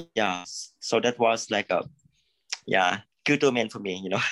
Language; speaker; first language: English; non-native, learner; Thai